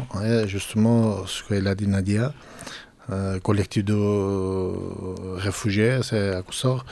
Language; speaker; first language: French; non-native, fluent; Georgian